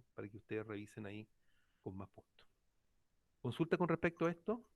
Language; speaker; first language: Spanish; native; Spanish